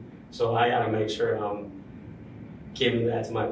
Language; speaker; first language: English; non-native, fluent; Spanish